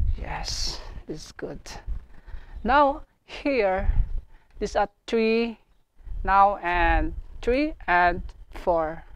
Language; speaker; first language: English; non-native, learner; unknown